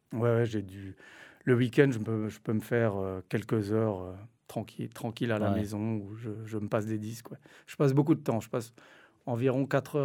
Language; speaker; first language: French; native; French